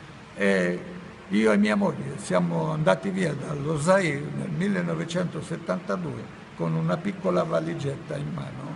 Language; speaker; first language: Italian; non-native, fluent; Ladino